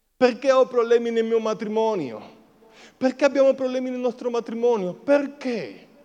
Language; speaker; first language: Italian; non-native, fluent; Spanish